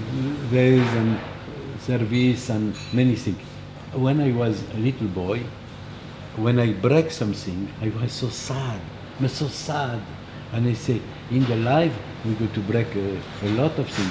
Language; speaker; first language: English; non-native, learner; French